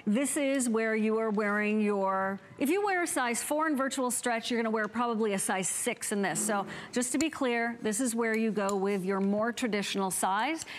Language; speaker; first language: English; native; English